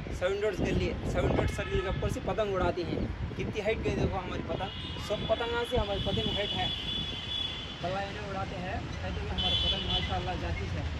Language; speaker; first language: Hindi; non-native, local second language; Urdu